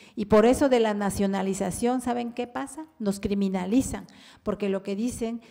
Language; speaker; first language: Spanish; native; Spanish